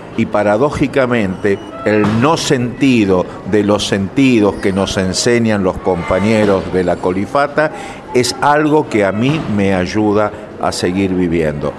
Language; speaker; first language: Spanish; native; Spanish